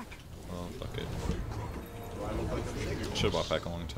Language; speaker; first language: English; native; English